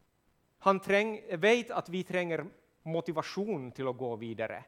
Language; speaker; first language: Swedish; non-native, fluent; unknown